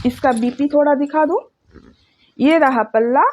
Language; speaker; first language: Hindi; non-native, local second language; Bangla